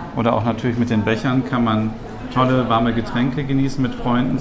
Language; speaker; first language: German; native; German